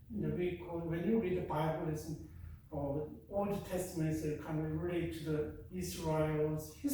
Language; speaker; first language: English; non-native, fluent; Korean